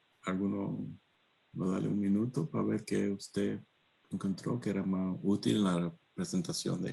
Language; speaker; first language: Spanish; non-native, fluent; English